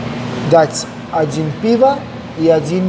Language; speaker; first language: Russian; non-native, local second language; Armenian